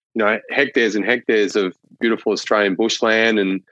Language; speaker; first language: English; native; English